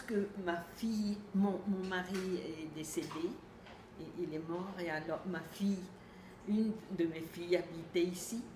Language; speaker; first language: French; non-native, fluent; Spanish